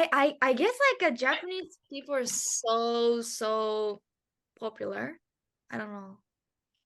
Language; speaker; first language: English; non-native, learner; Japanese